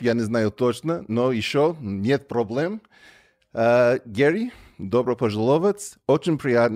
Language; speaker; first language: Russian; non-native, learner; English